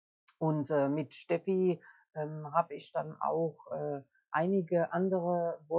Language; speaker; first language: German; native; German